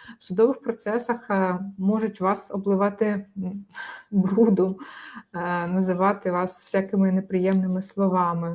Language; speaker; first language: Ukrainian; native; Ukrainian